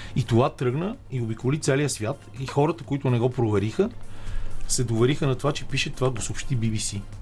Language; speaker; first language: Bulgarian; native; Bulgarian